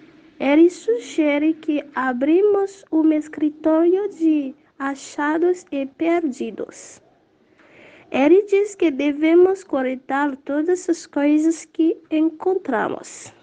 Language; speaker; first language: Portuguese; non-native, learner; Haitian Creole